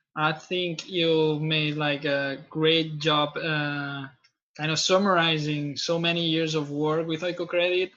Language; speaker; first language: English; non-native, fluent; Catalan